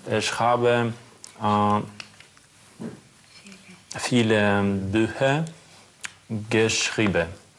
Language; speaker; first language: German; non-native, learner; Russian